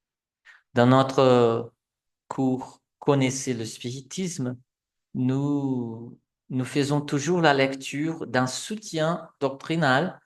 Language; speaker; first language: French; non-native, fluent; Portuguese